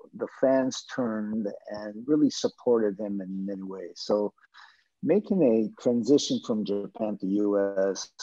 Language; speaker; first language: English; non-native, fluent; Japanese